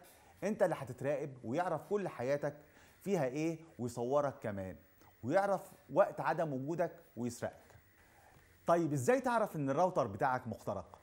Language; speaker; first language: Arabic; native; Arabic